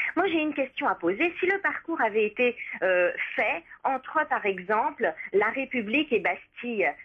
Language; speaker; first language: French; native; French